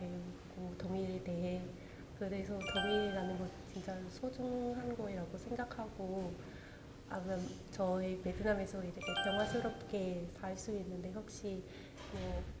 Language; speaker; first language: Korean; non-native, local second language; Vietnamese